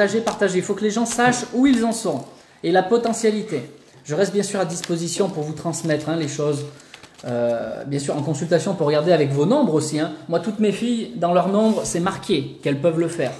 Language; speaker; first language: French; native; French